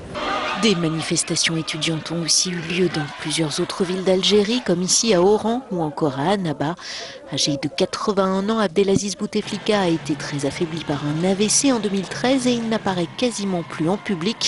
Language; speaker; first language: French; native; French